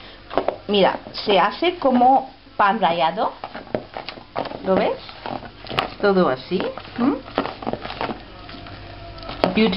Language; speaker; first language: Spanish; non-native, fluent; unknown